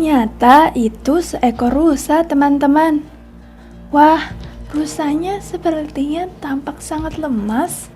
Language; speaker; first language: Indonesian; native; Indonesian